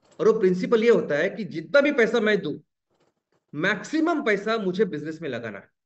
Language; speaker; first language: Hindi; non-native, local second language; Marathi